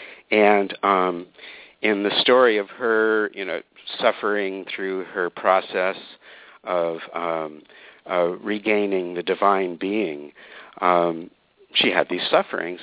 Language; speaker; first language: English; native; English